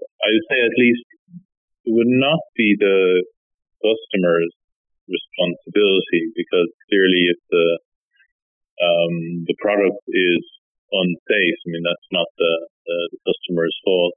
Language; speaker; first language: English; native; English